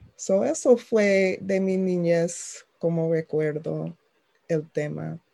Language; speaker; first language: Spanish; non-native, fluent; English